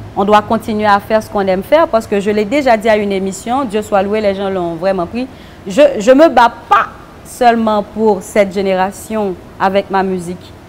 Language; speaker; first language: French; non-native, local second language; Haitian Creole